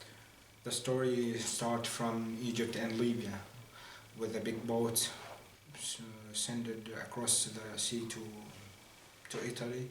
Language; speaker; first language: English; non-native, learner; Arabic